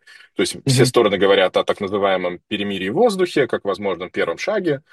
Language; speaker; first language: Russian; native; Russian